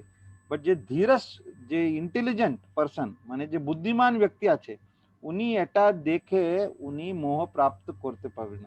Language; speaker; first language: Bangla; non-native, learner; Hindi